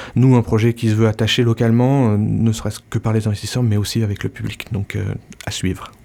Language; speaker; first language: French; native; French